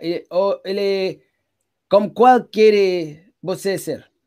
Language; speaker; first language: Portuguese; non-native, learner; Spanish